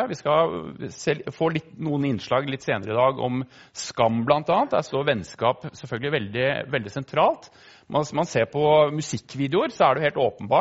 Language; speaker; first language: Norwegian; native; Norwegian